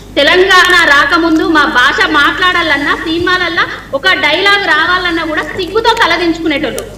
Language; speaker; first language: Telugu; native; Telugu